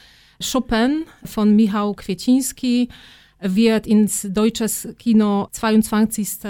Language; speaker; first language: German; non-native, fluent; Polish